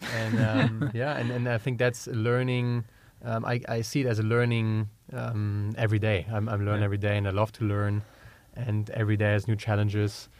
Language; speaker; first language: English; non-native, fluent; German